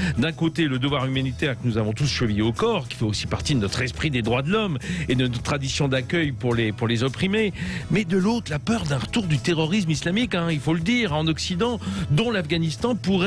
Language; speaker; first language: French; native; French